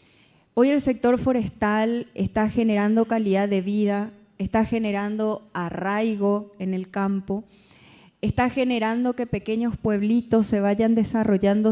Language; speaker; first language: Spanish; native; Spanish